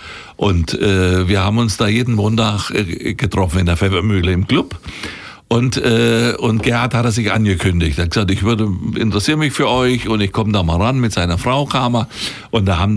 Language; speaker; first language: German; native; German